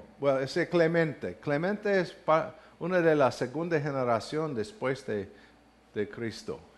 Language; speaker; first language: Spanish; non-native, learner; English